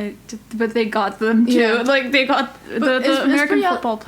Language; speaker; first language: English; native; English